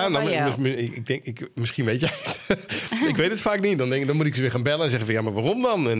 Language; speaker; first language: Dutch; native; Dutch